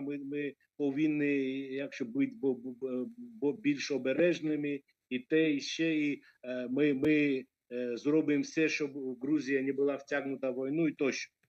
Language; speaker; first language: Ukrainian; non-native, fluent; Georgian